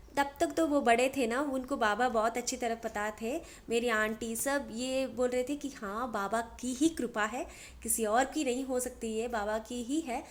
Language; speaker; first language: Hindi; non-native, local second language; Telugu